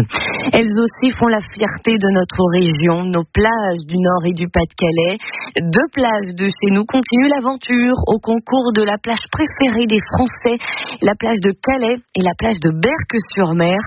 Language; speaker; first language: French; native; French